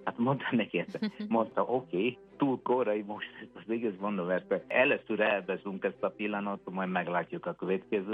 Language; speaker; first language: Hungarian; non-native, fluent; Italian